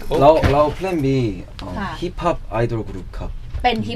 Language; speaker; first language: Thai; non-native, learner; Korean